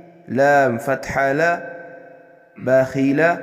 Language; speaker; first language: Arabic; non-native, fluent; Kinyarwanda